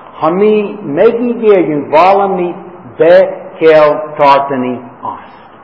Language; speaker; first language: Hungarian; non-native, fluent; English